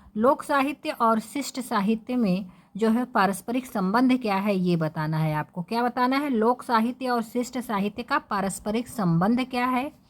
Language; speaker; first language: Hindi; native; Hindi